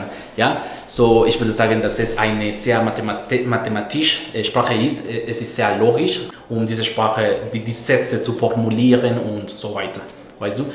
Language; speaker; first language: German; non-native, fluent; Spanish